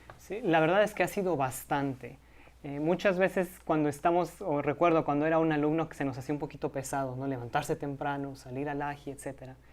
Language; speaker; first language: Spanish; native; Spanish